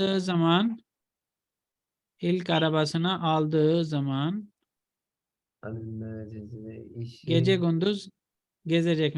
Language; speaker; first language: Turkish; non-native, fluent; Urdu